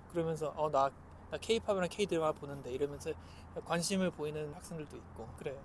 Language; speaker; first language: Korean; native; Korean